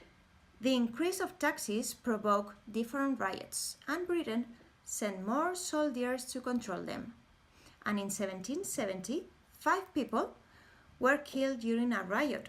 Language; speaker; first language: English; non-native, fluent; Spanish